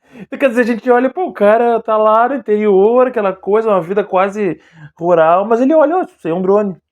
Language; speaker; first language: Portuguese; native; Portuguese